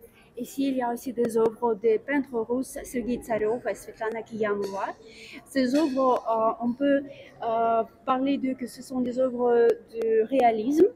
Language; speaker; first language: French; non-native, fluent; Russian